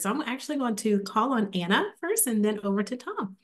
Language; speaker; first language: English; native; English